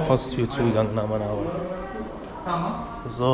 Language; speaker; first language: German; early bilingual, other home language; Turkish